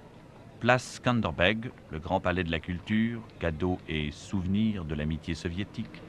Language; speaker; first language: French; native; French